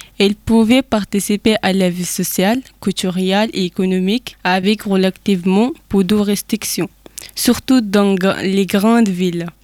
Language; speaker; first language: French; non-native, learner; Persian